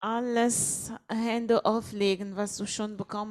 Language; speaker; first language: German; non-native, fluent; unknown